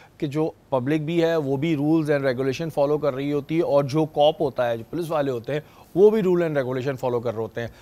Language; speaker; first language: Urdu; native; Urdu